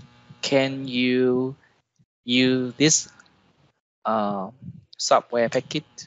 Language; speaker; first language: English; non-native, learner; Vietnamese